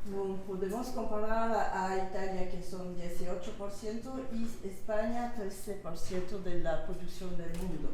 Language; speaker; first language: Spanish; non-native, learner; French